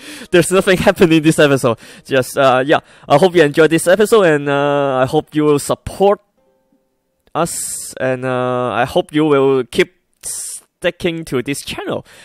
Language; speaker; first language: English; non-native, local second language; Cantonese